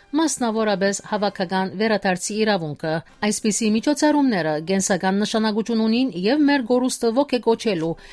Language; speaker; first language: Armenian; early bilingual, heritage; Armenian